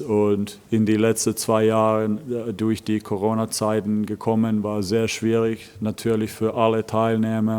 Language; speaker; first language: German; non-native, fluent; Finnish